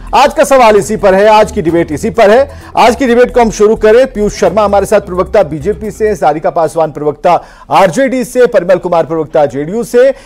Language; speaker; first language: Hindi; native; Hindi